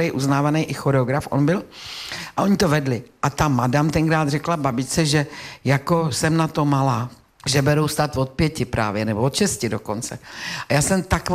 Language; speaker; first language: Czech; native; Czech